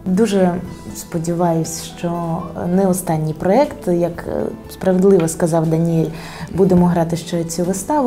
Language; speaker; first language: Ukrainian; native; Ukrainian